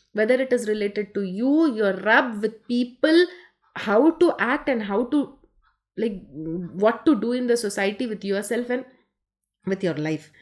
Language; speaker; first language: English; non-native, local second language; Urdu